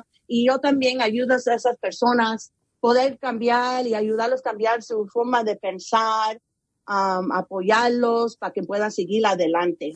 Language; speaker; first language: Spanish; early bilingual, heritage; Spanish